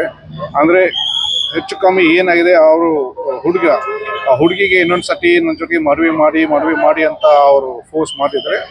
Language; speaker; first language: Kannada; non-native, fluent; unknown